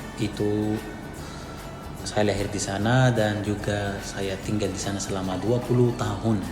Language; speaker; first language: Indonesian; non-native, fluent; Arabic